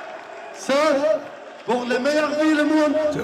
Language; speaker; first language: French; non-native, learner; Arabic